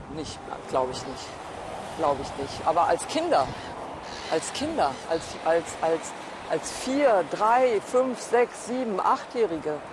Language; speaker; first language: German; native; German